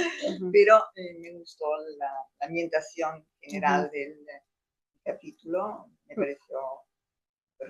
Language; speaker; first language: Spanish; non-native, fluent; Italian